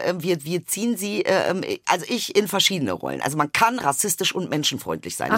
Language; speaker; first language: German; early bilingual, other home language; Turkish